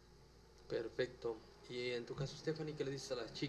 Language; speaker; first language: Spanish; native; Spanish